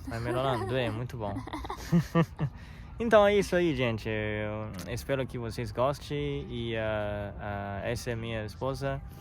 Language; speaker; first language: Portuguese; non-native, learner; Chinese